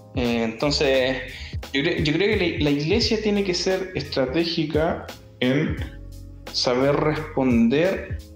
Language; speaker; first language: Spanish; native; Spanish